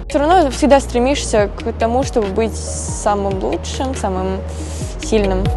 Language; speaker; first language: Russian; native; Russian